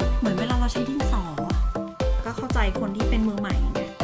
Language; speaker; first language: Thai; native; Thai